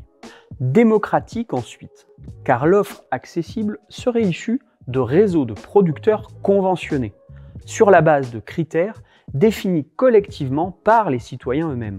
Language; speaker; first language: French; native; French